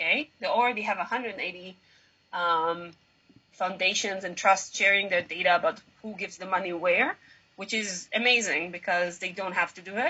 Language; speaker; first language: English; non-native, fluent; Hebrew